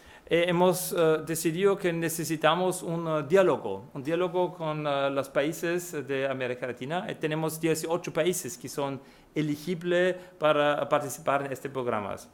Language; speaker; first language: Spanish; non-native, fluent; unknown